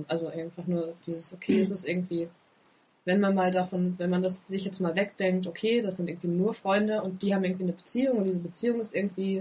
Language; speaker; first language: German; native; German